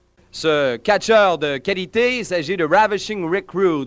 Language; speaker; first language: French; native; French